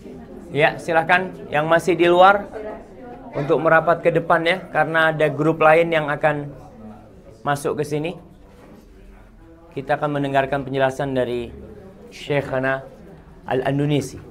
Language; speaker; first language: Indonesian; native; Indonesian